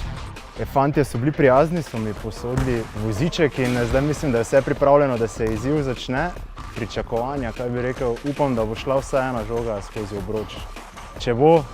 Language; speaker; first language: Slovenian; native; Slovenian